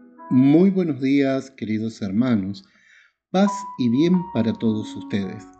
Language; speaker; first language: Spanish; native; Spanish